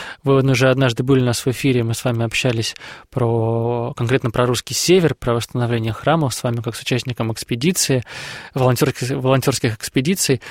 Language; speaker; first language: Russian; native; Russian